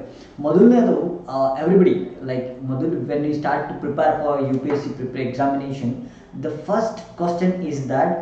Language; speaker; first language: English; non-native, local second language; Kannada